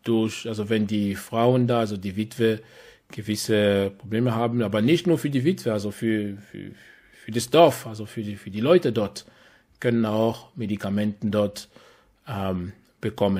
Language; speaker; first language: German; non-native, fluent; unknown